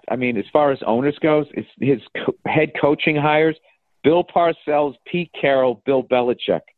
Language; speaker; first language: English; native; English